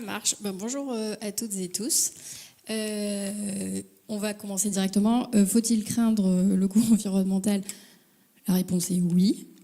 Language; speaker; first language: French; native; French